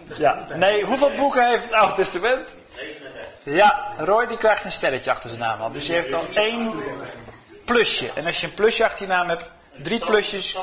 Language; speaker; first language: Dutch; native; Dutch